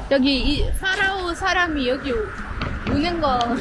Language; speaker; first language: Korean; non-native, fluent; Arabic